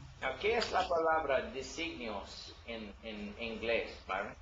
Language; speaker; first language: Spanish; non-native, learner; English